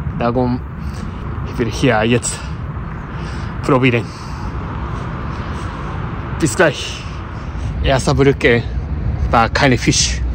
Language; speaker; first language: German; non-native, learner; Japanese